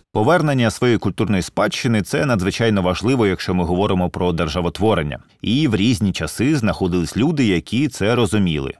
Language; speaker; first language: Ukrainian; native; Ukrainian